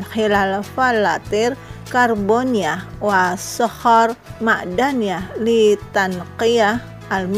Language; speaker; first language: Arabic; non-native, fluent; Indonesian